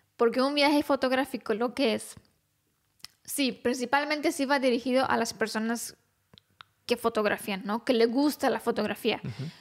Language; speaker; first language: Spanish; non-native, fluent; Romanian